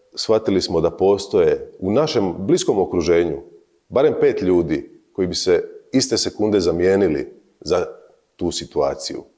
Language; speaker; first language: Croatian; native; Croatian